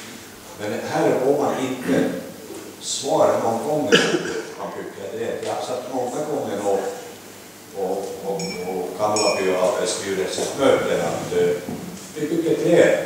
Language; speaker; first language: Swedish; non-native, learner; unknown